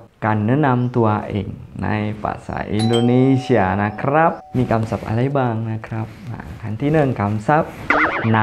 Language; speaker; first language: Thai; non-native, fluent; Indonesian